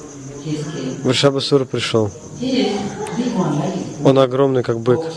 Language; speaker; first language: Russian; non-native, fluent; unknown